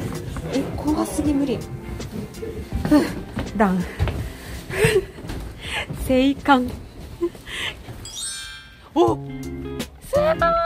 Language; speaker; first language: Japanese; native; Japanese